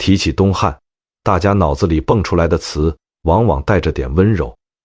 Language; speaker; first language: Chinese; native; Chinese